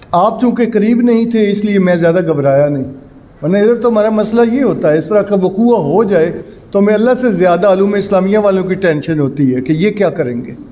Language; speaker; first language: Urdu; non-native, local second language; Punjabi